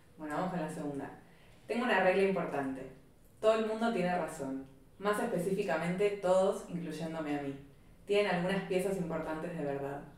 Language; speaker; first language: Spanish; native; Spanish